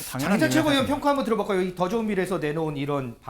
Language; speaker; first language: Korean; native; Korean